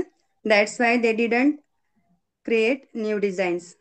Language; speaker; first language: English; non-native, learner; Marathi